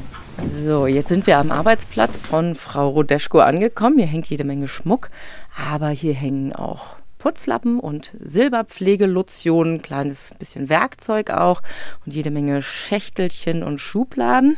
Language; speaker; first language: German; native; German